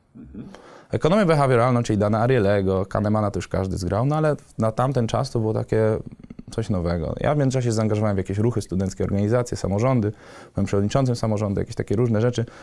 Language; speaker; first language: Polish; native; Polish